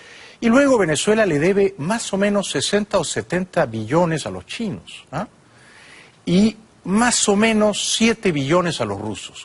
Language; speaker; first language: Spanish; native; Spanish